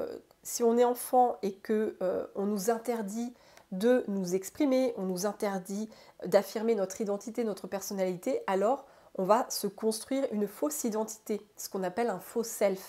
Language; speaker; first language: French; native; French